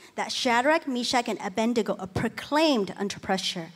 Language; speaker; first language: English; early bilingual, other home language; Chinese